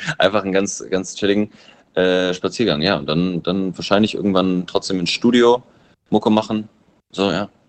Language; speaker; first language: German; early bilingual, other home language; English